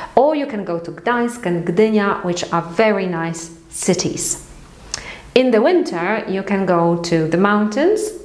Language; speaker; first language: English; non-native, fluent; Polish